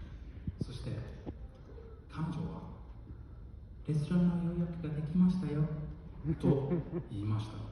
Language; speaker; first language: Japanese; non-native, fluent; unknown